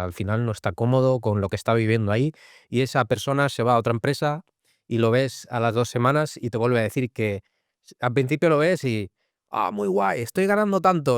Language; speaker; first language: Spanish; native; Spanish